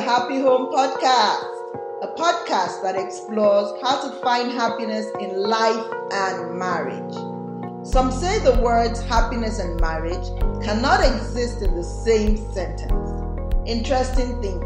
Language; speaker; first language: English; non-native, local second language; Yoruba